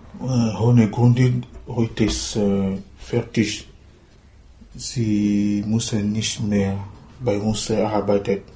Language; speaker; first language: German; non-native, learner; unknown